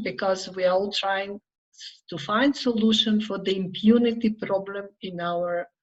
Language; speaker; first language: English; non-native, fluent; Macedonian